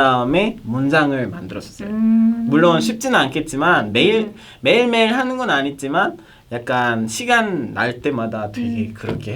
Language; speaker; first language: Korean; non-native, fluent; Kinyarwanda